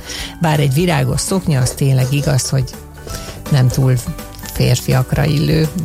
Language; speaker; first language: Hungarian; native; Hungarian